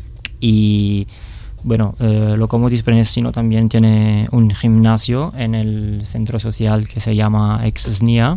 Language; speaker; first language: Spanish; non-native, fluent; Italian